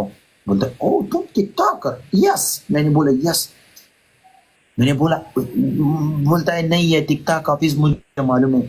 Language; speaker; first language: Hindi; non-native, learner; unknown